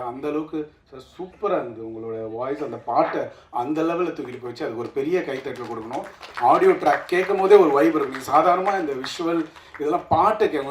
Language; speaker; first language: Tamil; native; Tamil